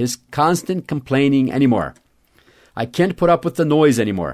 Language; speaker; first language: English; native; English